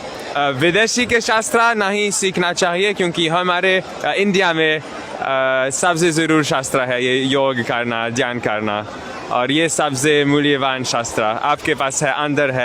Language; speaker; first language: Hindi; non-native, learner; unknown